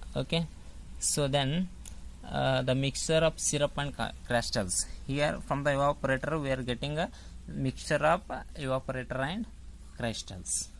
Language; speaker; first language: English; non-native, local second language; Kannada